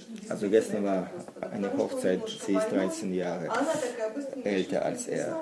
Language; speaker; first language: German; non-native, fluent; Russian